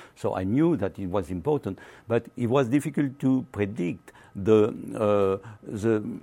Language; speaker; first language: English; non-native, learner; French